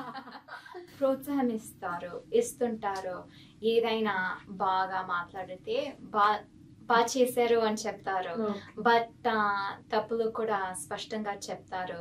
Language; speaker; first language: Telugu; non-native, fluent; English